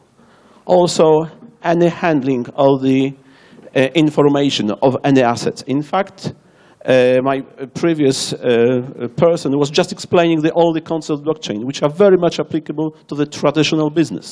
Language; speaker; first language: English; non-native, fluent; Polish